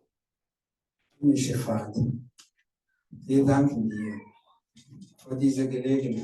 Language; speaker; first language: German; non-native, learner; Rundi